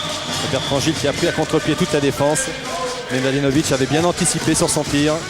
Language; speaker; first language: French; native; French